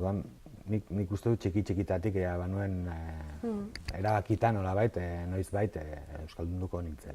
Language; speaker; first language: Basque; non-native, local second language; Spanish